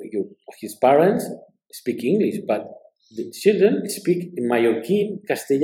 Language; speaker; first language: English; non-native, learner; Spanish